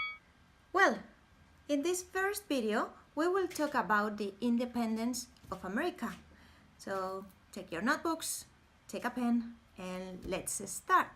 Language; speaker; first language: English; non-native, fluent; Spanish